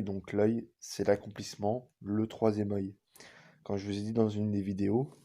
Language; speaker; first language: French; native; French